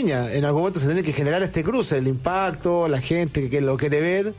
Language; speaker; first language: Spanish; native; Spanish